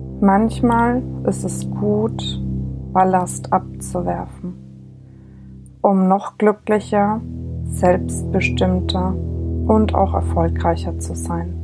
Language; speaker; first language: German; native; German